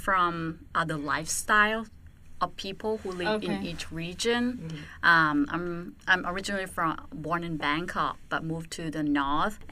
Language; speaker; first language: English; non-native, fluent; Thai